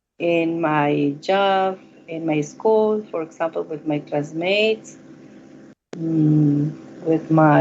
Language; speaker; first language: English; non-native, learner; Spanish